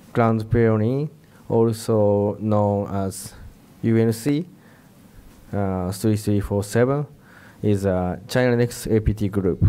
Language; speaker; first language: English; non-native, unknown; Japanese